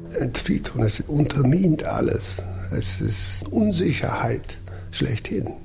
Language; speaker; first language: German; non-native, fluent; English